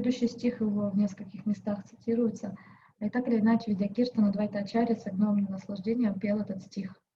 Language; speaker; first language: Russian; native; Russian